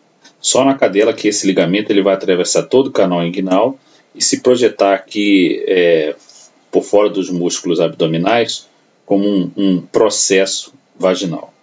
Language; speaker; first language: Portuguese; native; Portuguese